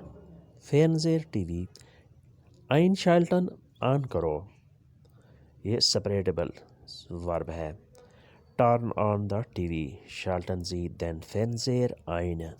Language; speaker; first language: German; non-native, learner; Urdu